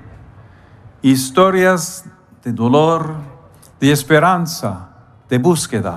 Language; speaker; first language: Spanish; non-native, fluent; English